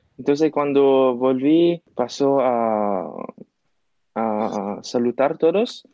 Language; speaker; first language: Spanish; non-native, learner; Chinese